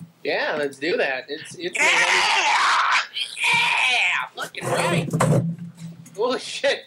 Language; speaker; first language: English; native; English